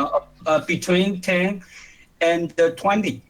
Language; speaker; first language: English; non-native, learner; Chinese